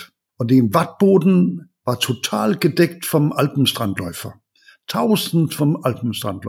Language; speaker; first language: German; non-native, learner; Danish